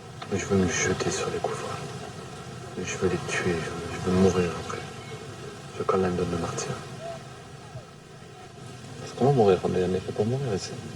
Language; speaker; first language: French; native; French